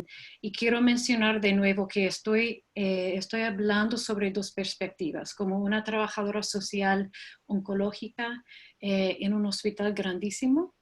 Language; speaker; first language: Spanish; non-native, fluent; English